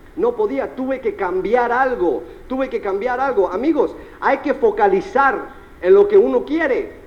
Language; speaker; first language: Spanish; early bilingual, heritage; Spanish